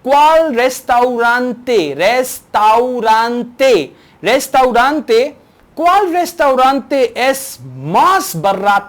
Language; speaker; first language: Spanish; non-native, learner; Urdu